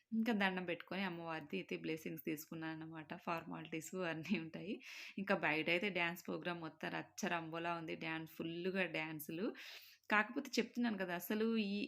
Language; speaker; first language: Telugu; non-native, local second language; Marwari